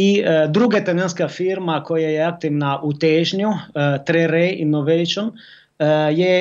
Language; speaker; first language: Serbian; non-native, fluent; Italian